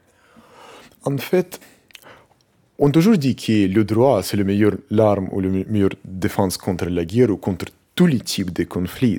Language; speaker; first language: French; non-native, fluent; Russian